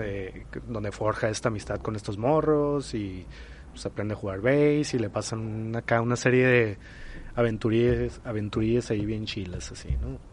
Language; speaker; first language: Spanish; native; Spanish